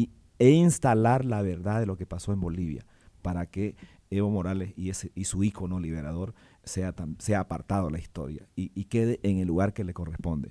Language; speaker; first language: Spanish; native; Spanish